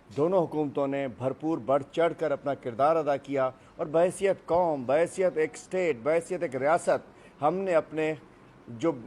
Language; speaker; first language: Urdu; native; Urdu